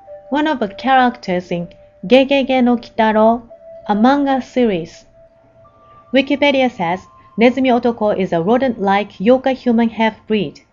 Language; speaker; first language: English; non-native, fluent; Japanese